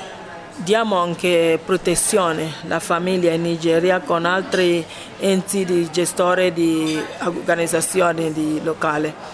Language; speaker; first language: Italian; non-native, fluent; Ibibio